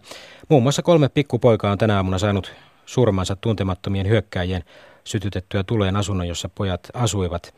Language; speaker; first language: Finnish; native; Finnish